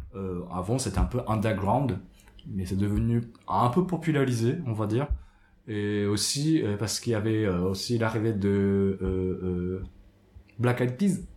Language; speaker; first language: French; non-native, fluent; Japanese